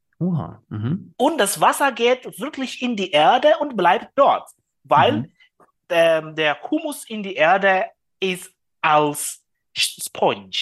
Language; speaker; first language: German; non-native, learner; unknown